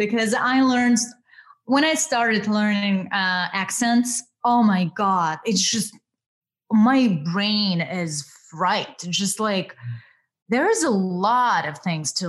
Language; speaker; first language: English; non-native, fluent; Ukrainian